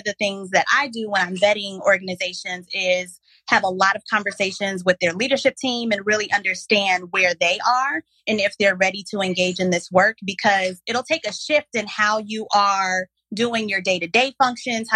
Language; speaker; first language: English; native; English